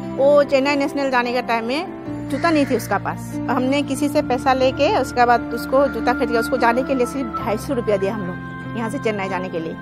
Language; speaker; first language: Hindi; non-native, local second language; Assamese